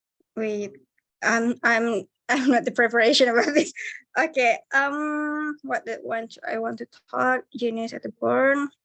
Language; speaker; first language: English; non-native, learner; Indonesian